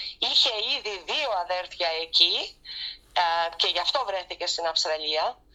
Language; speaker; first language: Greek; early bilingual, heritage; Greek